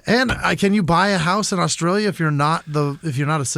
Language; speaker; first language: English; native; English